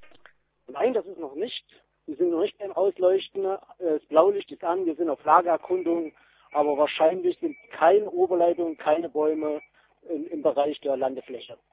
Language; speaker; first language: German; native; German